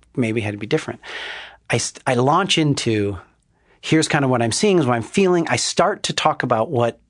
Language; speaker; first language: English; native; English